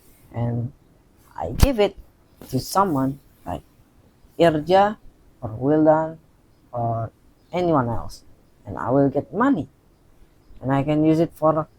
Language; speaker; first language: English; non-native, learner; Indonesian